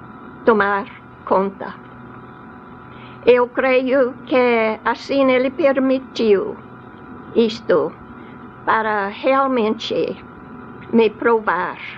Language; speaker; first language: Portuguese; non-native, fluent; English